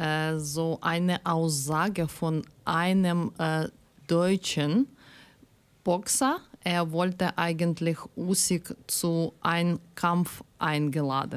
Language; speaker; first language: German; non-native, learner; Ukrainian